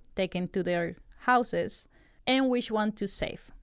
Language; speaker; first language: English; non-native, fluent; Spanish